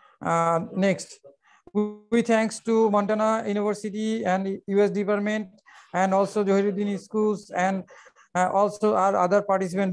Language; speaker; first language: English; non-native, local second language; Bangla